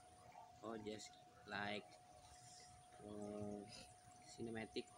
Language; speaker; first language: English; non-native, learner; Indonesian